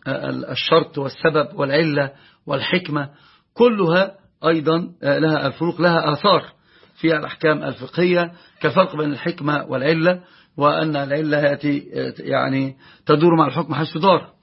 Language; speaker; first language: Arabic; native; Arabic